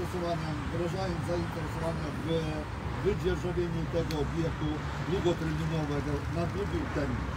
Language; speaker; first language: Polish; non-native, fluent; Ukrainian